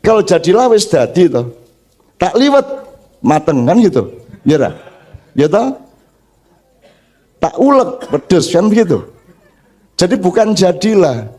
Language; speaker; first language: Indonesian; non-native, local second language; Javanese